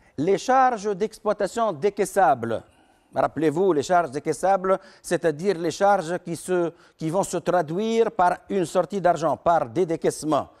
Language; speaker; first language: French; non-native, local second language; Arabic